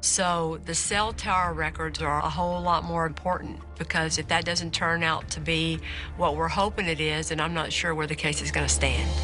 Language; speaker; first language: English; native; English